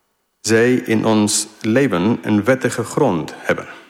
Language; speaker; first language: Dutch; non-native, fluent; English